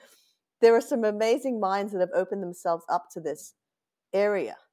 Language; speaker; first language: English; native; English